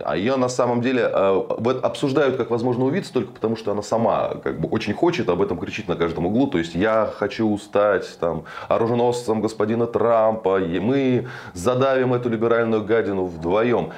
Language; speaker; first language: Russian; native; Russian